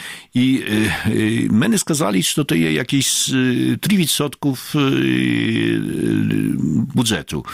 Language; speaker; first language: Ukrainian; non-native, fluent; Polish